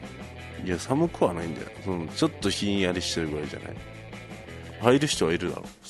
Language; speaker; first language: Japanese; native; Japanese